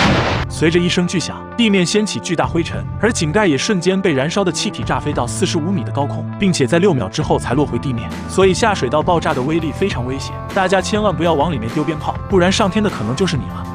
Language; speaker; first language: Chinese; native; Chinese